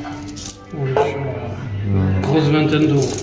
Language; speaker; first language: French; native; French